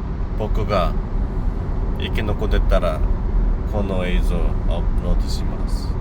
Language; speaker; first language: Japanese; non-native, fluent; Korean